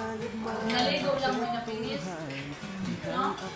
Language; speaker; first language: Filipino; non-native, local second language; Cebuano